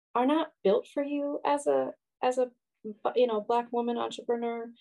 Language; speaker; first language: English; early bilingual, other home language; Yoruba